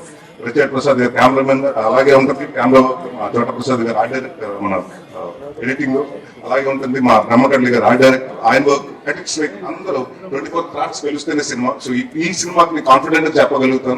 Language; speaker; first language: Telugu; native; Telugu